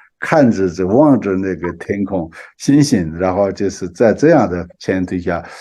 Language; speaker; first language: Chinese; non-native, local second language; Tibetan